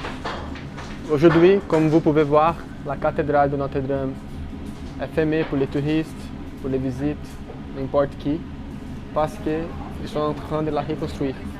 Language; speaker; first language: French; non-native, learner; Portuguese